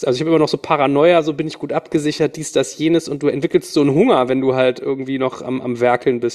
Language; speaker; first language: German; native; German